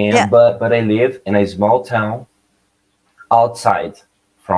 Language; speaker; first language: English; non-native, learner; Portuguese